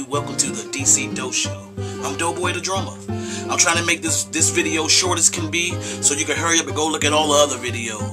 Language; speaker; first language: English; native; English